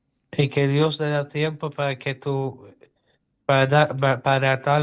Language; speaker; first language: Spanish; non-native, fluent; Dutch